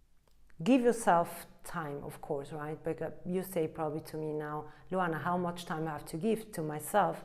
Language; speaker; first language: English; non-native, fluent; Italian